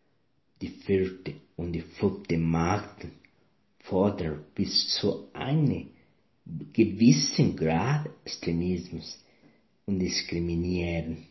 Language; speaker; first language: German; non-native, learner; Spanish